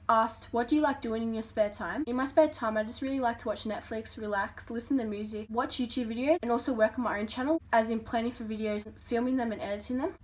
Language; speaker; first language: English; native; English